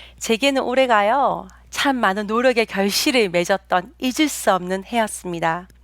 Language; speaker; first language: Korean; native; Korean